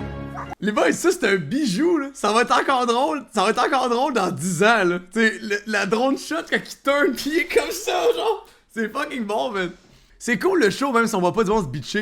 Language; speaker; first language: French; native; French